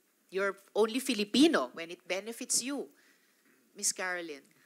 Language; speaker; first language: English; non-native, local second language; Filipino